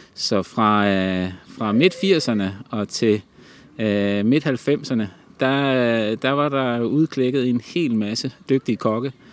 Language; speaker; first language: Danish; native; Danish